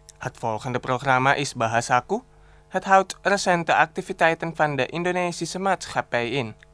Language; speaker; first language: Dutch; non-native, fluent; Indonesian